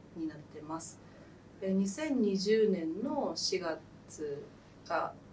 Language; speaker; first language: Japanese; early bilingual, other home language; Khmer